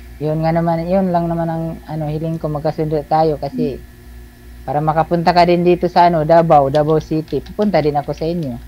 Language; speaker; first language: Filipino; non-native, local second language; Cebuano